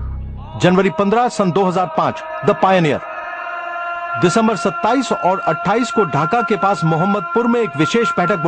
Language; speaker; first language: Hindi; native; Hindi